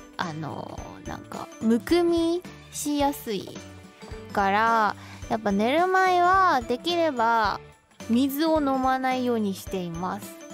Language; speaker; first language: Japanese; non-native, fluent; Chinese